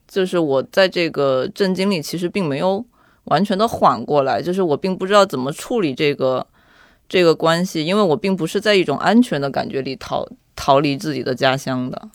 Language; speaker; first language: Chinese; native; Chinese